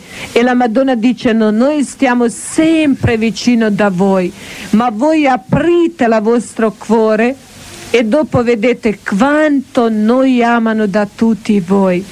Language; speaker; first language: Italian; non-native, learner; Croatian